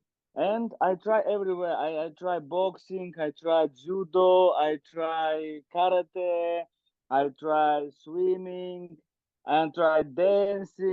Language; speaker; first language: English; non-native, learner; Russian